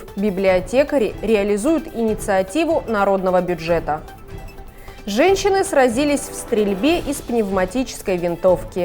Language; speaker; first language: Russian; native; Russian